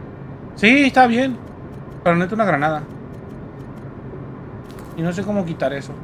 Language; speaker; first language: Spanish; native; Spanish